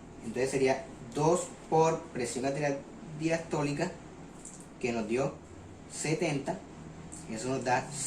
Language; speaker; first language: Spanish; native; Spanish